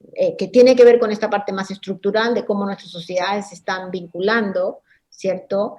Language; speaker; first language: Spanish; native; Spanish